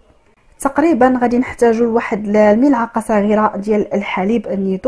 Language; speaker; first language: Arabic; native; Arabic